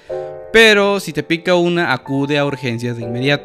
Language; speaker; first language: Spanish; native; Spanish